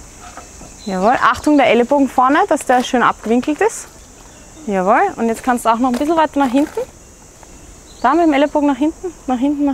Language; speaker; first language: German; native; German